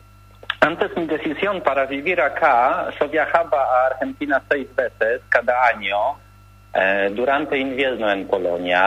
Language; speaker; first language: Spanish; non-native, learner; Polish